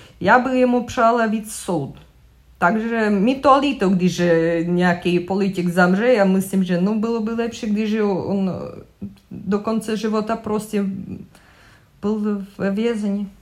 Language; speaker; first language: Czech; non-native, learner; Russian